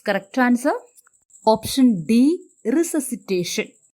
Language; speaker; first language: English; non-native, local second language; Malayalam